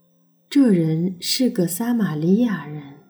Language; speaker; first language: Chinese; native; Chinese